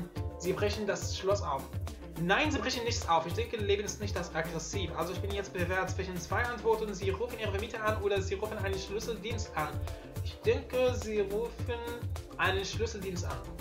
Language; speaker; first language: German; non-native, learner; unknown